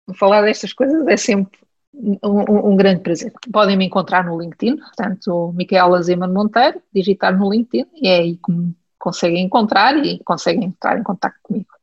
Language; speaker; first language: Portuguese; early bilingual, heritage; Portuguese